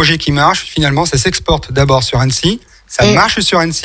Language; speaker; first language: French; native; French